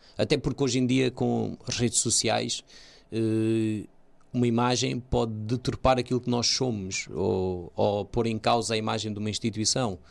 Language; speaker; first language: Portuguese; early bilingual, other home language; Kabuverdianu